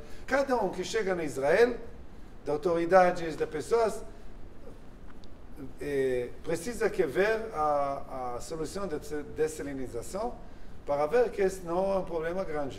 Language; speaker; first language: Portuguese; non-native, learner; Hebrew